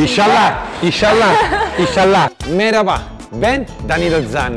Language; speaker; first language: Turkish; non-native, learner; Italian